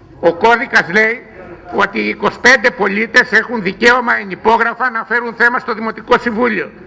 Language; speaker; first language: Greek; native; Greek